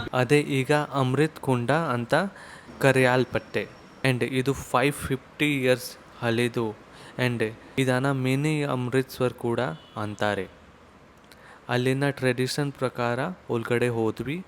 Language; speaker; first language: Kannada; non-native, learner; Hindi